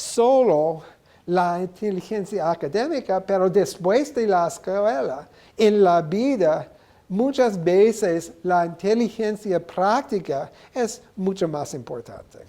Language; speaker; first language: Spanish; non-native, learner; English